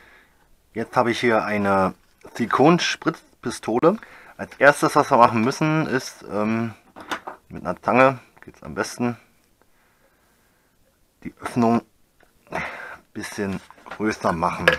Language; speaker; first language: German; native; German